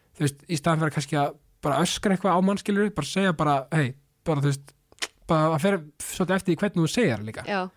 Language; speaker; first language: Icelandic; early bilingual, other home language; Kurdish